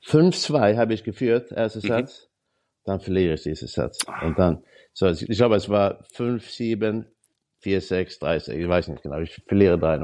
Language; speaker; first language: German; non-native, learner; Swedish